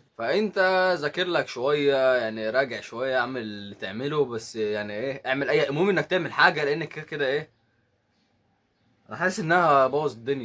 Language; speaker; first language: Arabic; native; Arabic